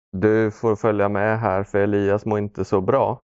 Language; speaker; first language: Swedish; early bilingual, other home language; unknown